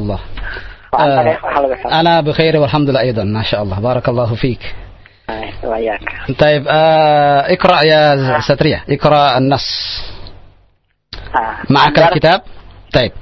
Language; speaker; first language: Arabic; non-native, fluent; Indonesian